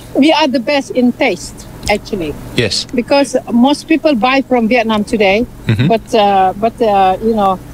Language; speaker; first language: English; non-native, learner; Indonesian